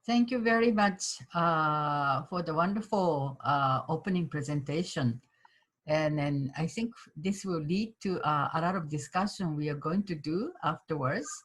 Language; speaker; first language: English; non-native, fluent; Japanese